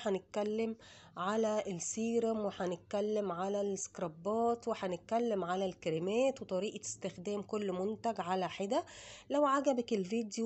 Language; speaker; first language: Arabic; native; Arabic